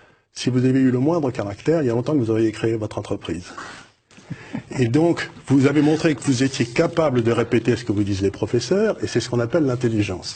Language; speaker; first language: French; native; French